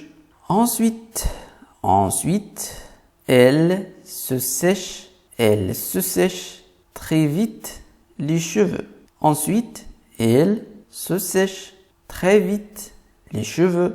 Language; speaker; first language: French; non-native, fluent; Arabic